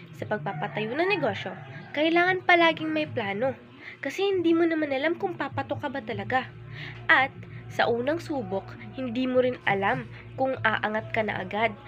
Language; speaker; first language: Filipino; native; Filipino